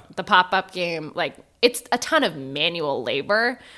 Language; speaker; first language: English; native; English